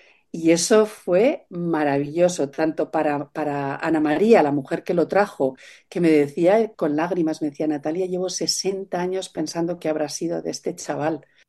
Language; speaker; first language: Spanish; native; Spanish